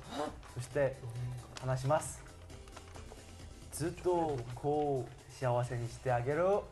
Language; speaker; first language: Japanese; non-native, learner; Korean